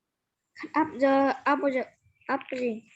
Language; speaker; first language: English; non-native, learner; Vietnamese